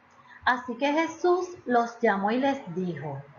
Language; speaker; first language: Spanish; native; Spanish